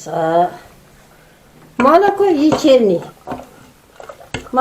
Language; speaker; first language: Russian; non-native, learner; Kazakh